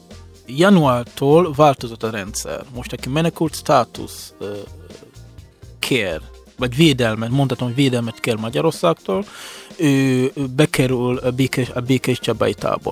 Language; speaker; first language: Hungarian; non-native, fluent; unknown